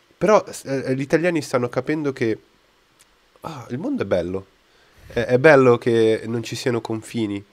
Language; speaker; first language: Italian; non-native, fluent; Portuguese